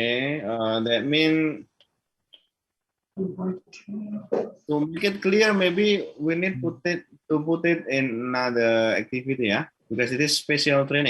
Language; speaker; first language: English; non-native, learner; Malay